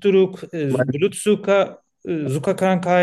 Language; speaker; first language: German; non-native, learner; Turkish